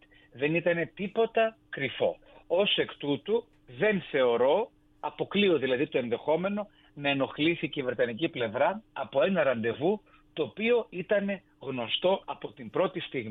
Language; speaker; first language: Greek; native; Greek